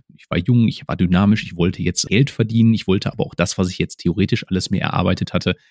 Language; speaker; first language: German; native; German